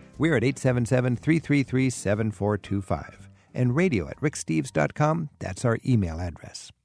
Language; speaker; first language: English; native; English